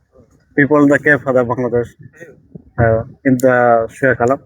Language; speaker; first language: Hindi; non-native, learner; Bangla